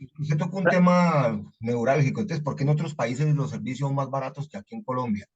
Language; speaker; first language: Spanish; native; Spanish